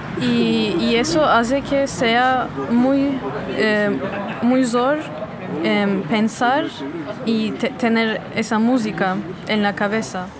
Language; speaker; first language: Spanish; non-native, fluent; Turkish